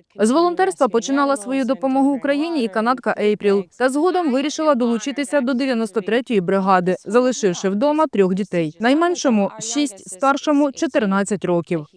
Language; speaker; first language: Ukrainian; native; Ukrainian